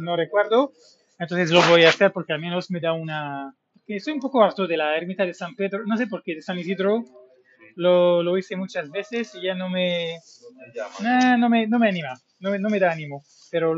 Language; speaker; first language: Spanish; non-native, fluent; English